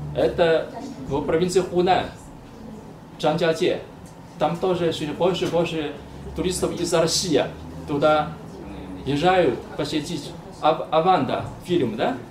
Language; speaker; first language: Russian; non-native, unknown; Chinese